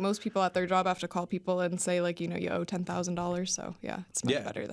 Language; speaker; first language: English; native; English